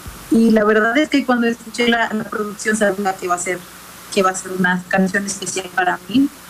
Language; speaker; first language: Spanish; non-native, fluent; Hebrew